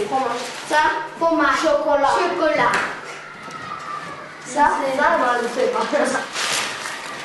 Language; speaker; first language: French; non-native, learner; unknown